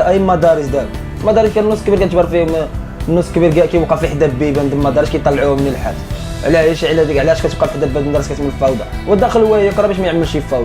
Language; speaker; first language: Arabic; native; Arabic